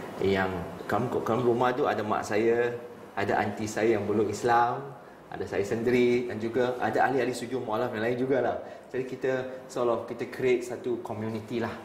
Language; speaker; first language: Malay; non-native, local second language; Chinese